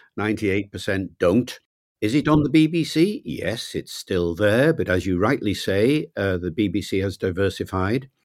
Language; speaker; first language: English; native; English